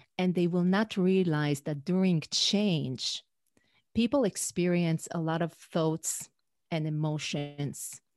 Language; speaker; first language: English; non-native, fluent; Hebrew